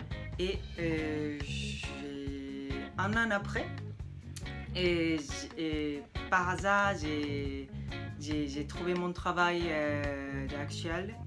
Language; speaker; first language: French; non-native, learner; Japanese